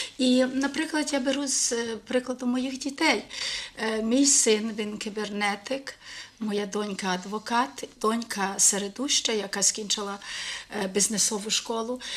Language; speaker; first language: Ukrainian; early bilingual, heritage; Ukrainian